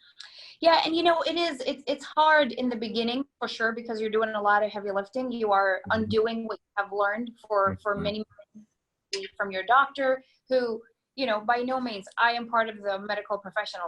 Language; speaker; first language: English; non-native, fluent; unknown